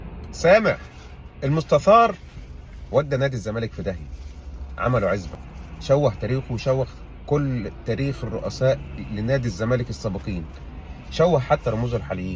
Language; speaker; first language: Arabic; native; Arabic